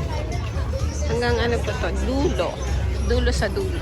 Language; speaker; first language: Filipino; native; Filipino